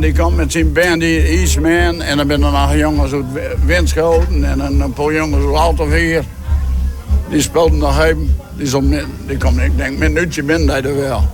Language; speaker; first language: Dutch; native; Dutch